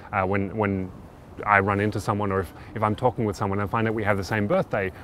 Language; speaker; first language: English; early bilingual, other home language; Indonesian